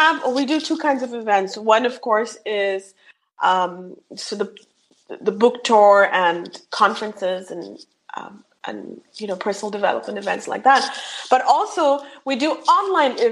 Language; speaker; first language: English; non-native, local second language; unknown